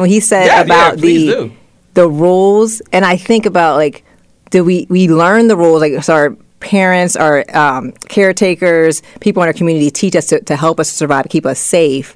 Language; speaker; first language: English; native; English